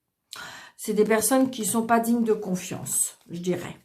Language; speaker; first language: French; native; French